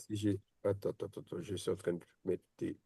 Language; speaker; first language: French; native; French